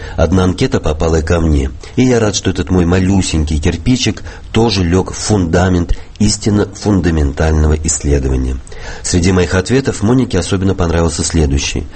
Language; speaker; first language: Russian; native; Russian